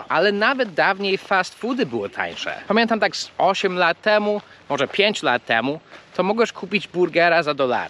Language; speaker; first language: Polish; early bilingual, heritage; Polish